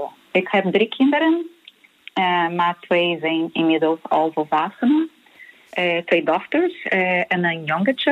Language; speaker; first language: Dutch; non-native, fluent; Portuguese